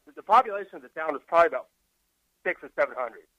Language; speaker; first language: English; native; English